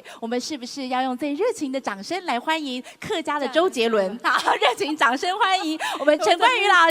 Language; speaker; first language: Chinese; native; Chinese